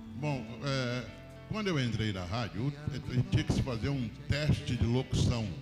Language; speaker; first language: Portuguese; native; Portuguese